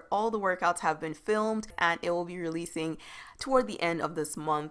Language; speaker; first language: English; native; English